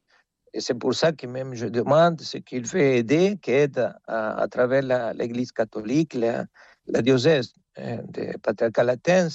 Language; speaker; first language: French; non-native, fluent; Spanish